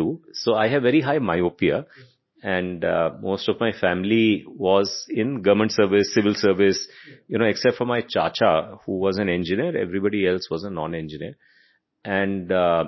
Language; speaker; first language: English; non-native, local second language; Hindi